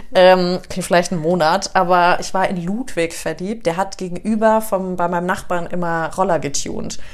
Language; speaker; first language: German; native; German